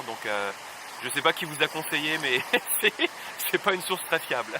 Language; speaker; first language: French; native; French